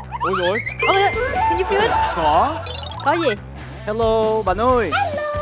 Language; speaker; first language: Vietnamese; non-native, learner; Russian